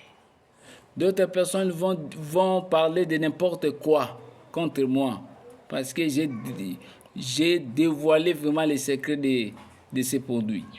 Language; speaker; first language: French; non-native, local second language; Lingala